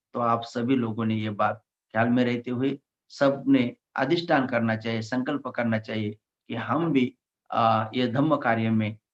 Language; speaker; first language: Hindi; non-native, local second language; Marathi